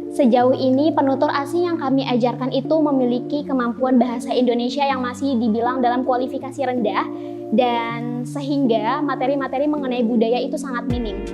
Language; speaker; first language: Indonesian; native; Indonesian